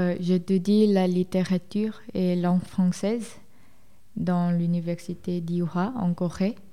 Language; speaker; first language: French; non-native, fluent; Korean